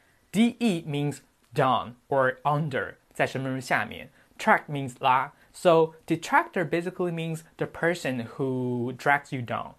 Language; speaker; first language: English; non-native, fluent; Chinese